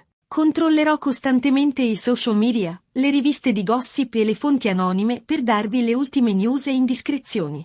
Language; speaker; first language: Italian; native; Italian